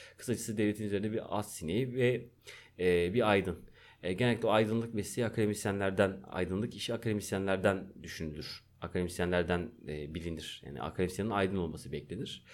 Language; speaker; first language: Turkish; native; Turkish